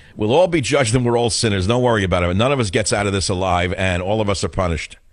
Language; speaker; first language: English; native; English